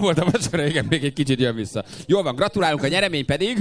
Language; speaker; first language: Hungarian; native; Hungarian